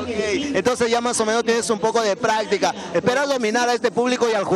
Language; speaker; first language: Spanish; native; Spanish